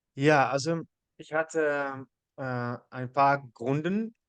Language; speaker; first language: German; non-native, learner; Dutch